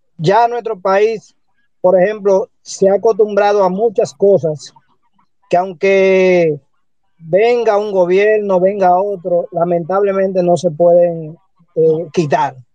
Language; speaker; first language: Spanish; native; Spanish